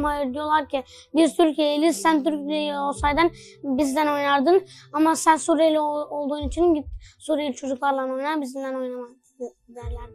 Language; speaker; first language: Turkish; early bilingual, other home language; Arabic